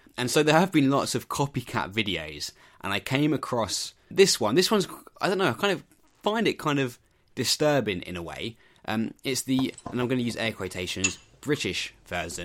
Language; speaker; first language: English; native; English